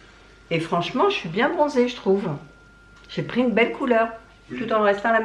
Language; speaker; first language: French; native; French